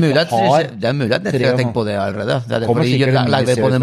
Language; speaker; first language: Norwegian; non-native, fluent; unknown